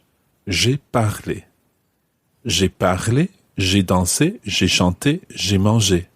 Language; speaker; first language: French; non-native, fluent; English